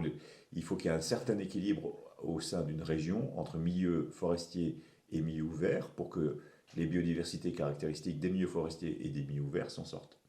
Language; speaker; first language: French; native; French